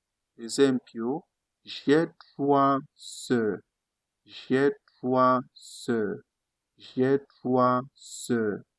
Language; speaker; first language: French; non-native, fluent; Italian